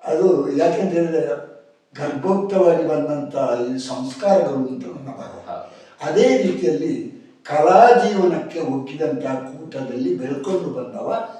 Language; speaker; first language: Kannada; non-native, local second language; Tulu